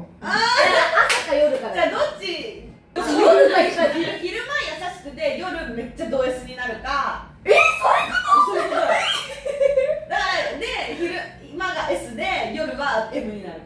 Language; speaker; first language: Japanese; native; Japanese